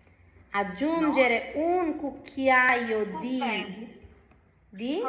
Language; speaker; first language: Italian; non-native, learner; Bangla